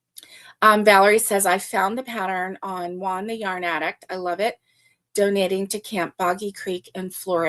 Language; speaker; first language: English; native; English